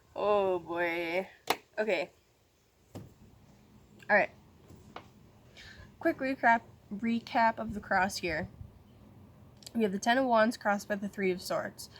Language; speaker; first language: English; native; English